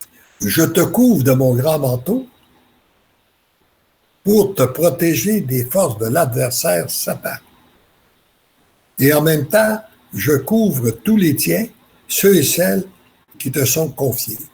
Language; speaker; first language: French; native; French